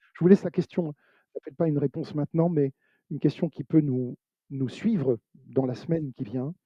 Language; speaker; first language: French; native; French